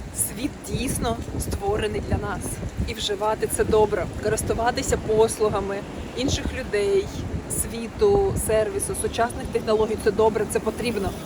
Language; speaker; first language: Ukrainian; non-native, local second language; Russian